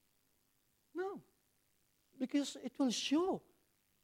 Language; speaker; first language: English; non-native, local second language; Filipino